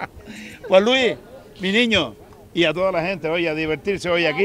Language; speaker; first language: Spanish; native; Spanish